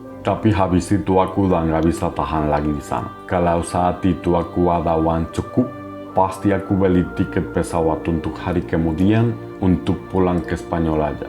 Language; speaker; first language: Indonesian; non-native, fluent; Spanish